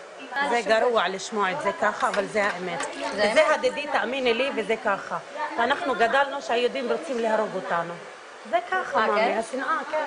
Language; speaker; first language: Hebrew; non-native, local second language; Arabic